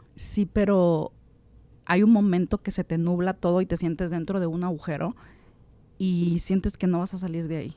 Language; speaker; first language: Spanish; native; Spanish